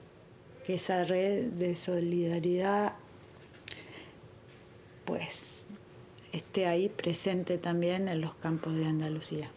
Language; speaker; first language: Spanish; native; Spanish